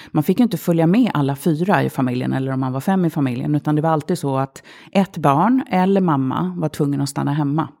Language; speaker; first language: Swedish; early bilingual, other home language; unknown